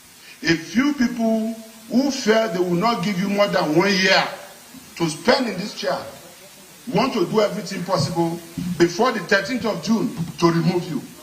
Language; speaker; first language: English; non-native, local second language; Yoruba